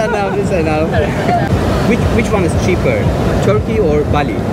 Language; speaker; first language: English; non-native, learner; Turkish